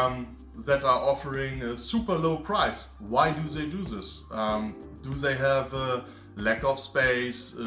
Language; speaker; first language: English; non-native, fluent; German